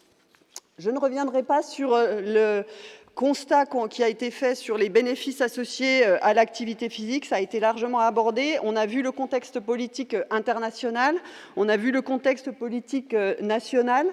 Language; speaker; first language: French; native; French